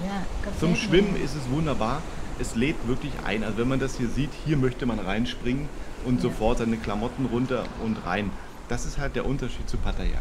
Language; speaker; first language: German; native; German